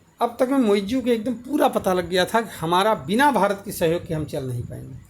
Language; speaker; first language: Hindi; native; Hindi